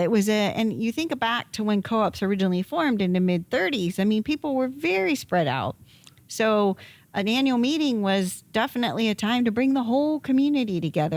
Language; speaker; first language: English; native; English